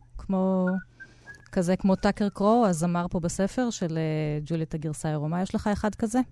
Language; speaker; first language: Hebrew; native; Hebrew